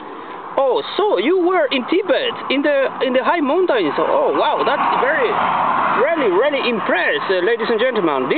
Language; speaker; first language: English; non-native, learner; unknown